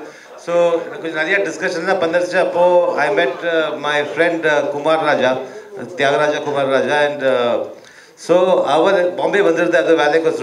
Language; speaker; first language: Tamil; early bilingual, heritage; Tamil